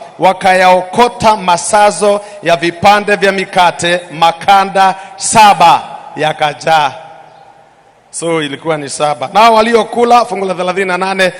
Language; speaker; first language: Swahili; non-native, local second language; Kikuyu